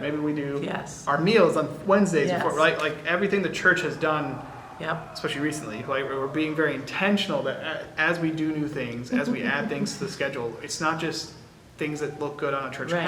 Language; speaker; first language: English; native; English